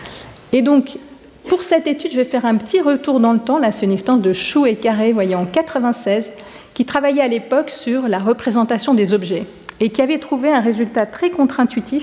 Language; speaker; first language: French; native; French